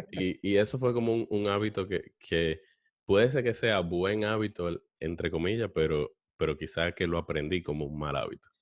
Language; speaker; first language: Spanish; native; Spanish